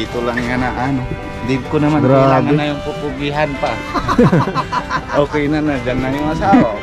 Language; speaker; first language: Filipino; non-native, fluent; Punjabi